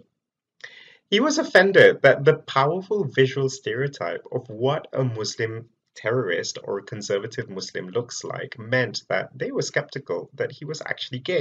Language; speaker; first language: English; non-native, local second language; Malay